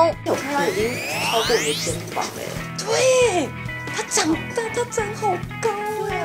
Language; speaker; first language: Chinese; native; Chinese